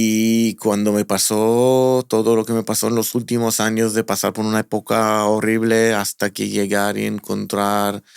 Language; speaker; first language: Spanish; non-native, fluent; Hebrew